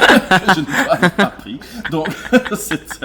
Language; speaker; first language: French; non-native, local second language; Dutch